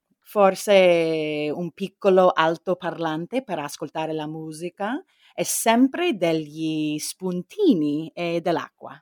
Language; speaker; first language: Italian; non-native, fluent; English